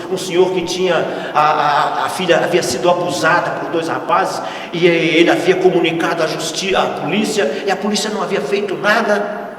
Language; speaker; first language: Portuguese; native; Portuguese